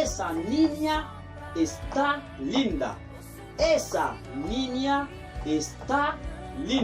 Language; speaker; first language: Spanish; non-native, fluent; Haitian Creole